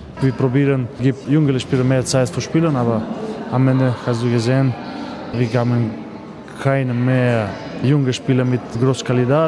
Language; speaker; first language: German; non-native, learner; Macedonian